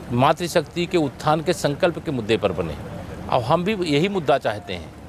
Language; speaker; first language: Hindi; native; Hindi